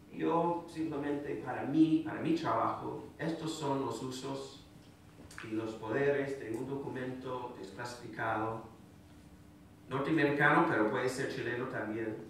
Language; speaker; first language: Spanish; non-native, fluent; English